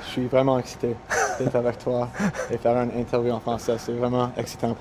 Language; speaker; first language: French; non-native, local second language; English